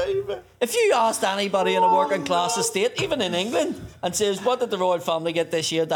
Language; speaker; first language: English; native; English